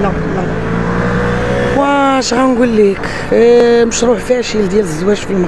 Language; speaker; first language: Arabic; native; Arabic